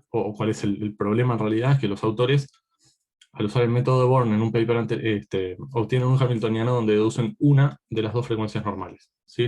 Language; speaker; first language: Spanish; native; Spanish